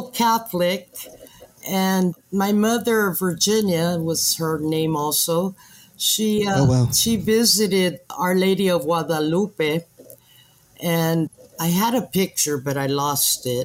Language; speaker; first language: English; native; English